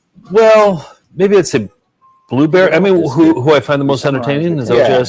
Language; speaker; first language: English; native; English